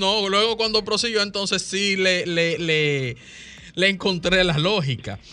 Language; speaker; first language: Spanish; native; Spanish